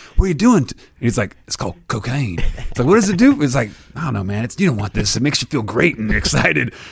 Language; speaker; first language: English; native; English